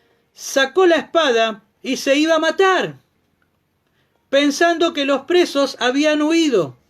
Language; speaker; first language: Spanish; native; Spanish